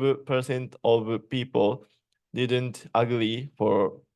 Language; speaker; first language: English; non-native, learner; Japanese